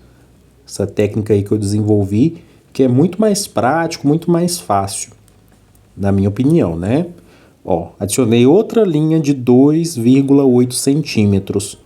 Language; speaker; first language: Portuguese; native; Portuguese